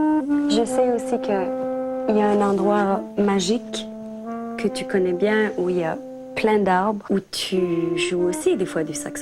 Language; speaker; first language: French; native; French